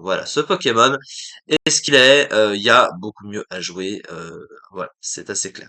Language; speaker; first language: French; native; French